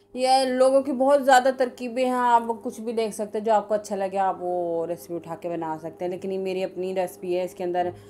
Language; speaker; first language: Urdu; native; Urdu